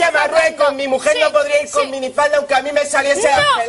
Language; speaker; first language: Spanish; native; Spanish